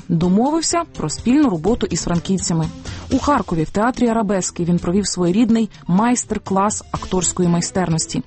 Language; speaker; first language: Ukrainian; native; Ukrainian